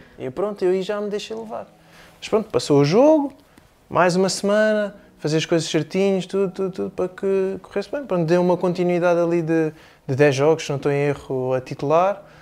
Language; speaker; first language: Portuguese; native; Portuguese